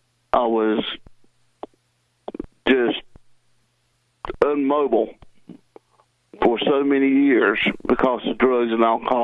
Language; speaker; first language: English; native; English